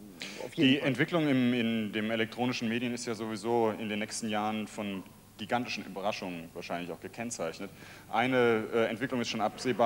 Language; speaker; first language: German; native; German